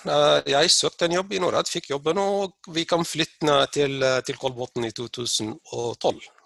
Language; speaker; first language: Norwegian; non-native, fluent; Arabic